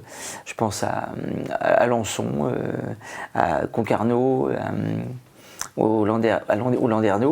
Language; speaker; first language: French; native; French